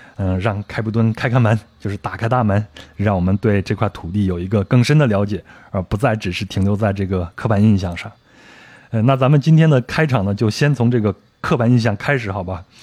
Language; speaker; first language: Chinese; native; Chinese